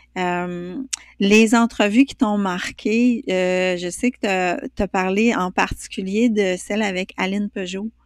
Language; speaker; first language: French; native; French